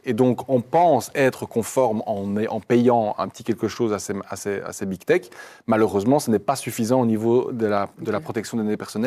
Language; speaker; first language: French; native; French